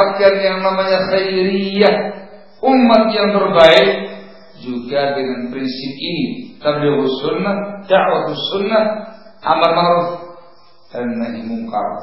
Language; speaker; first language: Indonesian; native; Indonesian